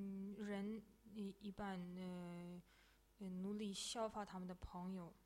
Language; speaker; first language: Chinese; non-native, fluent; Russian